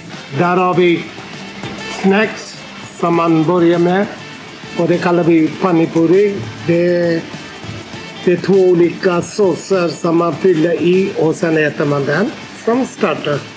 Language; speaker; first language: Swedish; non-native, fluent; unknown